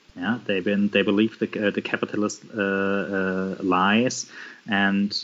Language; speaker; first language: English; non-native, fluent; German